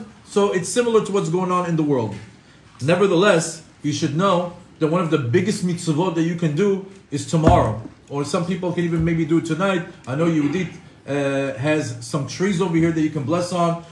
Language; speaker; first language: English; non-native, fluent; Hebrew